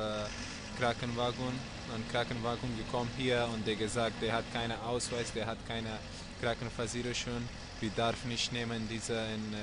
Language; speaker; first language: German; non-native, learner; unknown